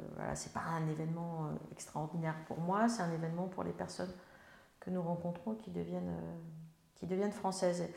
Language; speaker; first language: French; native; French